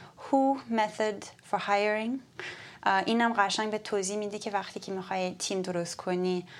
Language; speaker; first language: Persian; early bilingual, heritage; Persian